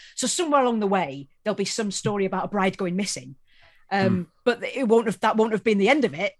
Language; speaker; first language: English; native; English